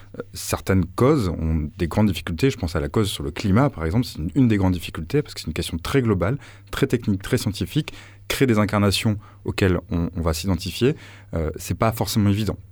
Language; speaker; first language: French; native; French